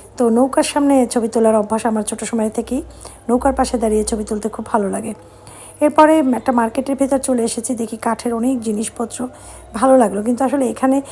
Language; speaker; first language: Bangla; early bilingual, heritage; Bangla